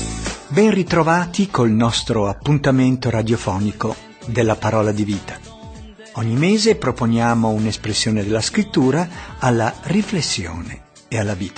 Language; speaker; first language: Italian; native; Italian